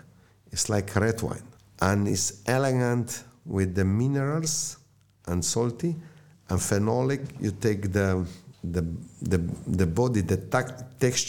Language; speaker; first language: English; non-native, learner; Slovenian